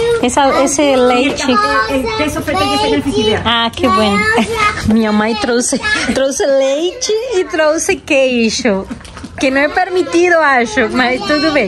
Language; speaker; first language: Portuguese; non-native, fluent; Spanish